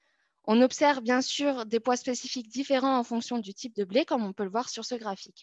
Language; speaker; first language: French; native; French